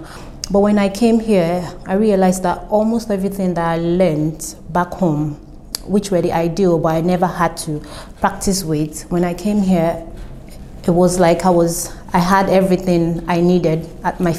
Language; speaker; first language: English; non-native, local second language; Yoruba